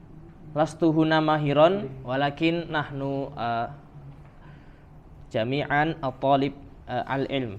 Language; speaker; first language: Arabic; non-native, fluent; Indonesian